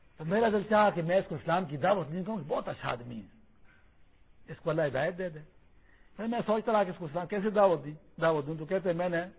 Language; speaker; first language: Urdu; non-native, local second language; Pashto